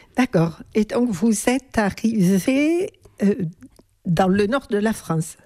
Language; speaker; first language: French; native; French